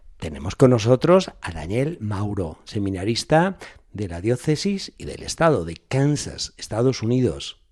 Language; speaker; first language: Spanish; native; Spanish